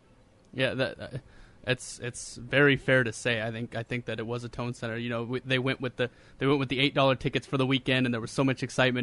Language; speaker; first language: English; native; English